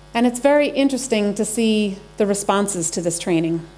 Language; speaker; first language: English; native; English